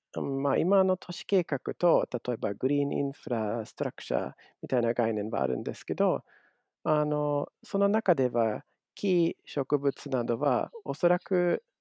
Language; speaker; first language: Japanese; non-native, fluent; German